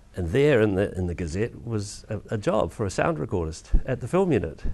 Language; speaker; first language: English; native; English